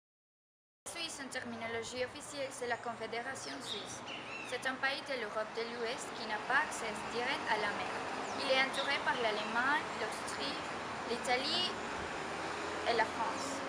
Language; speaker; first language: French; non-native, learner; Spanish